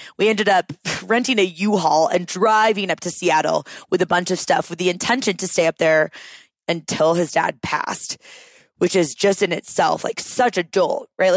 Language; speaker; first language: English; native; English